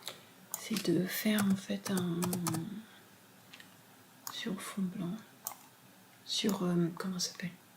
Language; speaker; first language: French; native; French